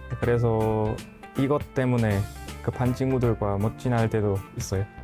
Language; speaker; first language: Korean; non-native, fluent; Uzbek